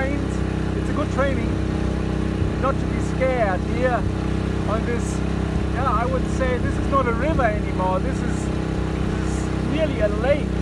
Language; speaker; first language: English; non-native, fluent; German